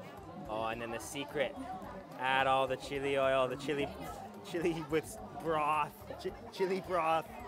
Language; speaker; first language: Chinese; non-native, fluent; English